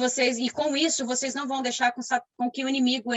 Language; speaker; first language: Portuguese; native; Portuguese